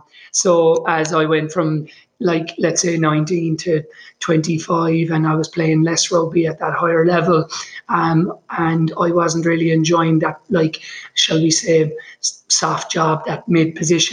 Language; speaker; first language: English; native; English